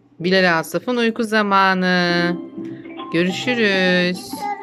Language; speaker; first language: Turkish; native; Turkish